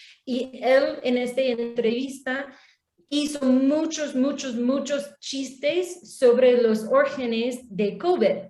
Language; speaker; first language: Spanish; non-native, learner; English